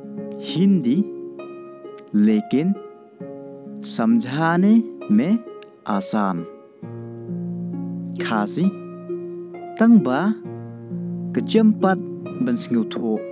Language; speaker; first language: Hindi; non-native, local second language; Khasi